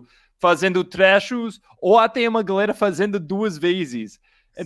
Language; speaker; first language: Portuguese; non-native, learner; English